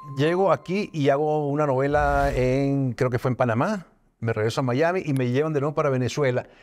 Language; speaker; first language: Spanish; native; Spanish